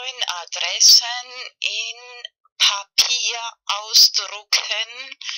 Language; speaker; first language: German; non-native, fluent; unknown